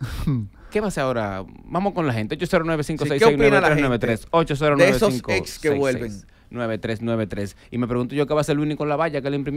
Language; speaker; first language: Spanish; native; Spanish